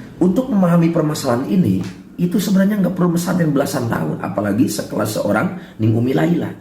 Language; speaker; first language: Indonesian; non-native, local second language; Sundanese